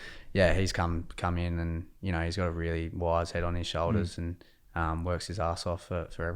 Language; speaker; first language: English; native; English